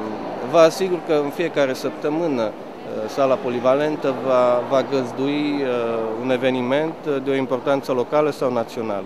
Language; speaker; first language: Romanian; native; Romanian